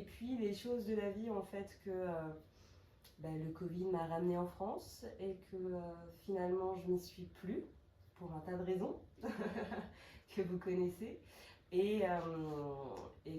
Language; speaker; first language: French; native; French